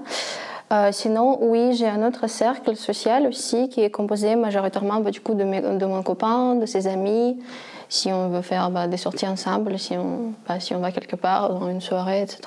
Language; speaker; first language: French; non-native, fluent; Russian